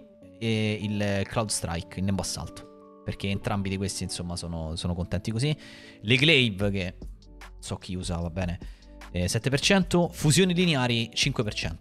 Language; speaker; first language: Italian; native; Italian